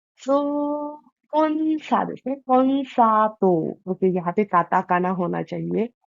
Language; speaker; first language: Hindi; non-native, local second language; Marathi